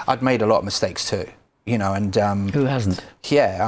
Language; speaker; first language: English; native; English